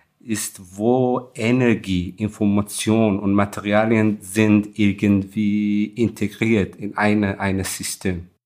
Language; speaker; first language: German; non-native, fluent; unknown